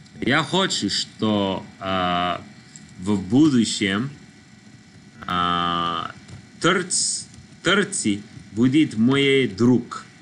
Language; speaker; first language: Russian; non-native, learner; English